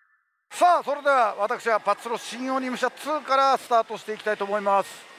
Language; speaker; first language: Japanese; native; Japanese